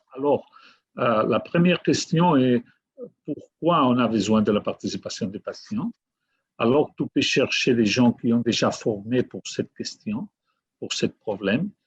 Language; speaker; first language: French; non-native, fluent; Catalan